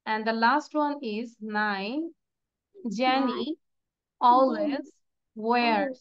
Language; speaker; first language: English; non-native, local second language; Bangla